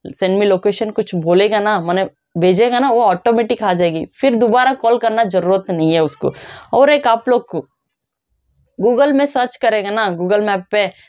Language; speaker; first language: Hindi; non-native, local second language; Kannada